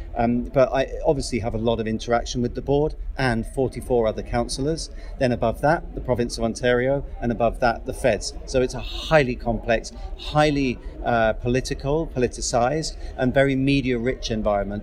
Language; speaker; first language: English; native; English